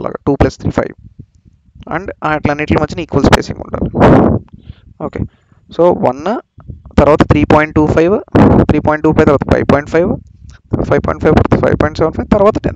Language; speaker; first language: Telugu; native; Telugu